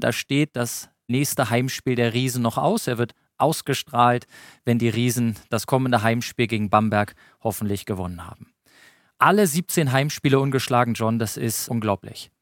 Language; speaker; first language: German; native; German